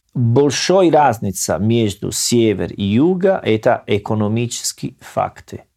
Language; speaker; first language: Russian; non-native, learner; Italian